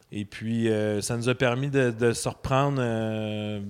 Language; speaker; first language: French; native; French